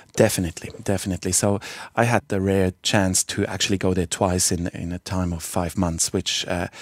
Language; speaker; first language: English; non-native, fluent; Swiss German